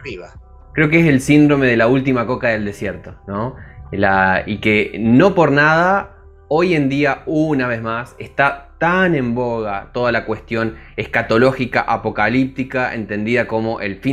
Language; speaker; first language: Spanish; native; Spanish